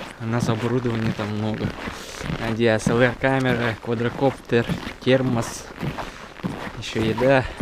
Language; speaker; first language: Russian; non-native, local second language; Yakut